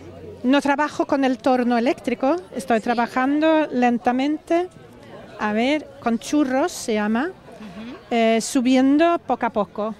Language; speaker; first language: Spanish; non-native, fluent; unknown